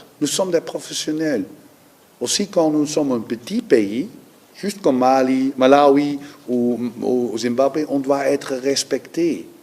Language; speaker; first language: French; non-native, learner; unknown